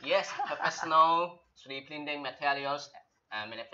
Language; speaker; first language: English; non-native, learner; Chinese